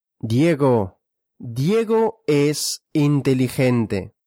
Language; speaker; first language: Spanish; non-native, fluent; Russian